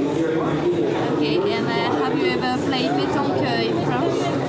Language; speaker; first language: English; non-native, learner; French